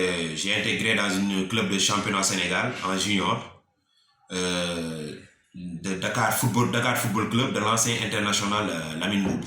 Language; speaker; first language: French; non-native, local second language; Wolof